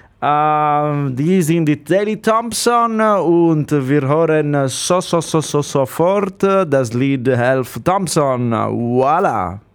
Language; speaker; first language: German; non-native, learner; Italian